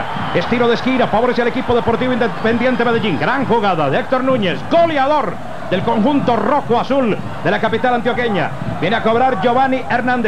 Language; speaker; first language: Spanish; native; Spanish